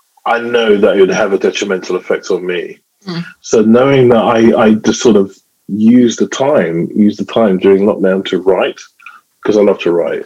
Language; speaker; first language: English; native; English